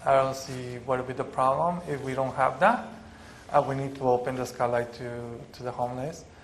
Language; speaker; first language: English; non-native, fluent; Spanish